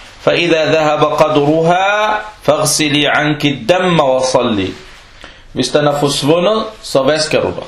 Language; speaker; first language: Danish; early bilingual, other home language; Arabic